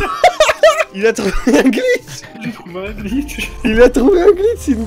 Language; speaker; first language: French; native; French